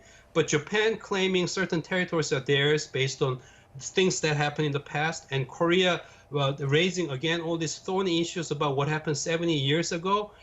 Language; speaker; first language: English; non-native, fluent; Korean